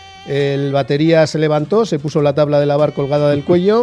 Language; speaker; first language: Spanish; native; Spanish